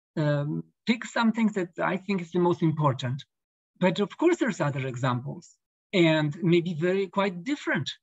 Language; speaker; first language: English; non-native, fluent; Polish